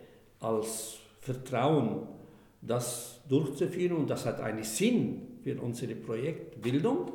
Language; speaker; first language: German; non-native, fluent; Arabic